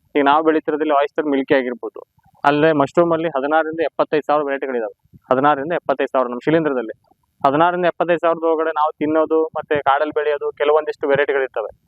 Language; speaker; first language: Kannada; native; Kannada